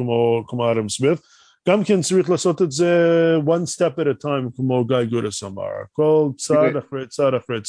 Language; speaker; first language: Hebrew; non-native, fluent; English